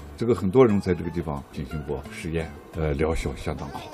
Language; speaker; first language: Chinese; native; Chinese